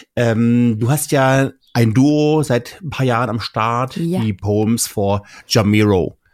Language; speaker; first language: German; native; German